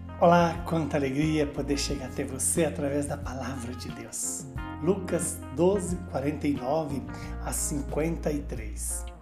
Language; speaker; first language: Portuguese; native; Portuguese